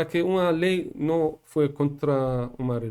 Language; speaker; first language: Portuguese; non-native, learner; Persian